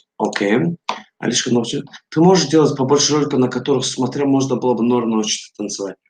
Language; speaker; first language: Russian; non-native, fluent; Azerbaijani